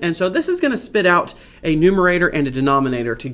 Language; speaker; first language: English; native; English